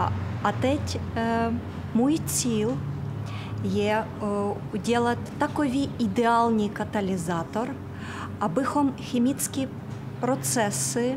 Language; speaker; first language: Czech; non-native, fluent; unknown